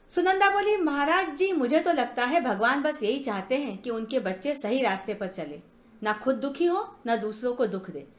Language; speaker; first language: Hindi; native; Hindi